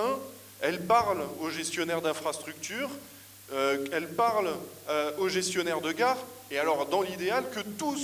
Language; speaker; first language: French; native; French